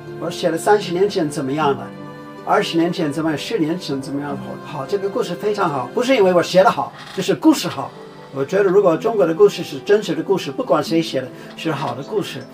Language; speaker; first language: Chinese; non-native, fluent; English